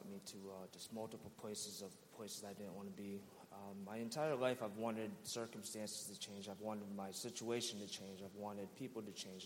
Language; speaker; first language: English; native; English